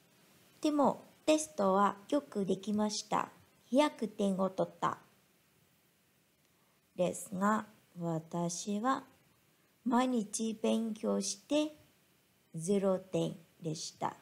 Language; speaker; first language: Japanese; non-native, fluent; Vietnamese